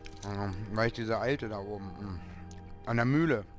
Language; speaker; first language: German; native; German